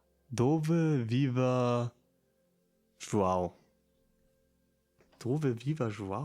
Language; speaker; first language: Portuguese; non-native, learner; German